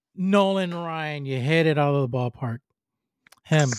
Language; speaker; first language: English; non-native, fluent; Spanish